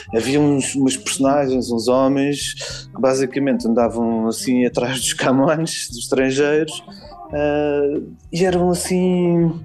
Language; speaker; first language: Portuguese; native; Portuguese